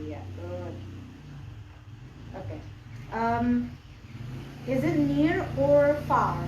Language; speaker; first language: English; non-native, learner; Indonesian